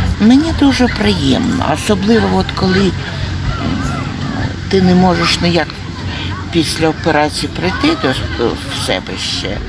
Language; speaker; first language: Ukrainian; non-native, local second language; Russian